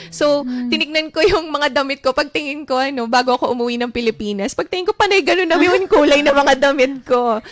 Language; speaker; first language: Filipino; native; Filipino